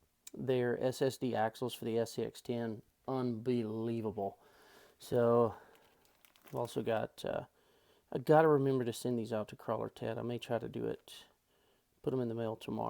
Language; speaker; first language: English; native; English